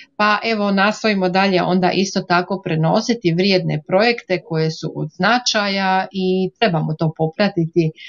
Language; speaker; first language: Croatian; native; Croatian